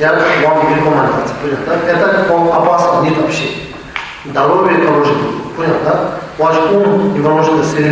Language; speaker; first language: Russian; non-native, learner; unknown